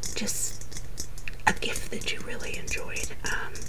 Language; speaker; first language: English; native; English